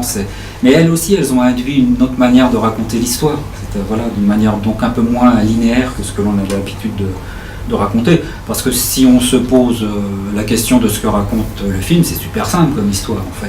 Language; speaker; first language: French; native; French